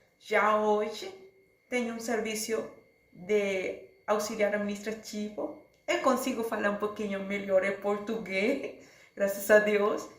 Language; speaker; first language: Portuguese; non-native, learner; Spanish